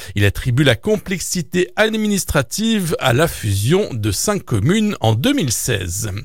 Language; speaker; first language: French; native; French